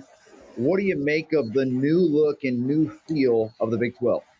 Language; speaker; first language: English; native; English